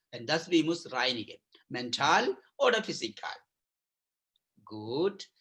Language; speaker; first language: German; non-native, learner; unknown